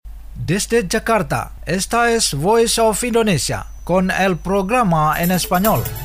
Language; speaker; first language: Spanish; non-native, fluent; Indonesian